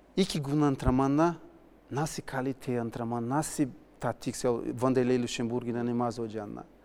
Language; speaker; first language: Turkish; non-native, learner; Portuguese